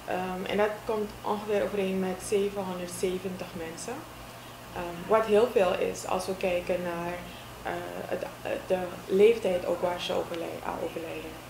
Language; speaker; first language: Dutch; native; Dutch